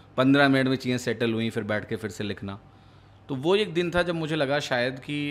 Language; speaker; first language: Hindi; native; Hindi